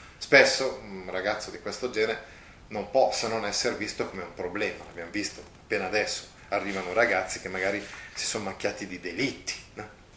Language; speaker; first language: Italian; native; Italian